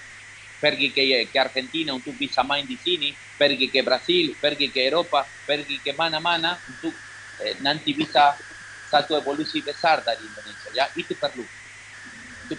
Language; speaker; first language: Indonesian; non-native, learner; Spanish